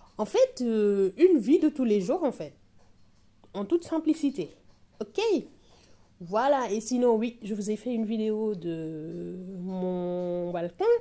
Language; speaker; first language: French; non-native, local second language; Wolof